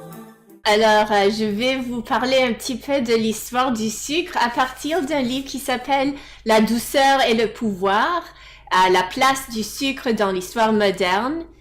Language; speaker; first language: French; non-native, fluent; English